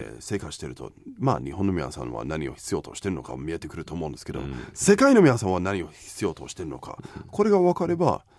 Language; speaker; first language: Japanese; non-native, fluent; English